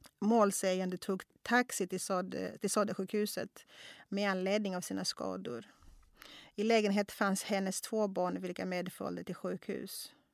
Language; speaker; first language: Swedish; non-native, fluent; Kongo